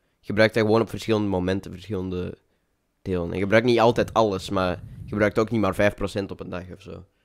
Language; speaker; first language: Dutch; native; Dutch